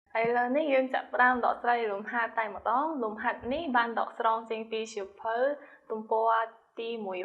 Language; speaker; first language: Khmer; non-native, fluent; Korean